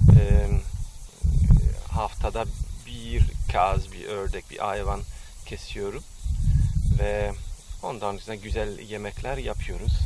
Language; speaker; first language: Turkish; non-native, fluent; French